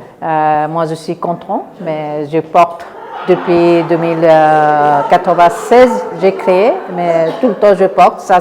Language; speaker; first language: French; non-native, learner; Bangla